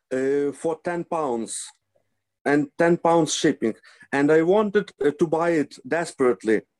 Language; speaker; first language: English; non-native, learner; Ukrainian